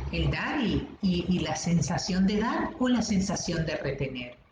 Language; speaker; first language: Spanish; native; Spanish